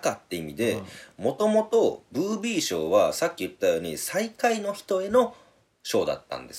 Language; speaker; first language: Japanese; native; Japanese